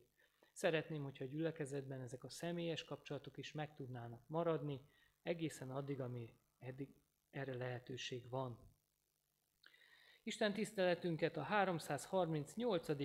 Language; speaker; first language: Hungarian; native; Hungarian